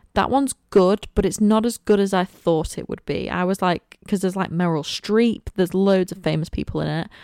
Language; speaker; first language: English; native; English